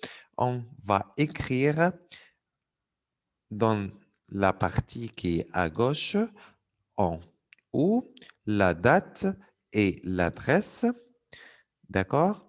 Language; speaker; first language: French; non-native, fluent; Arabic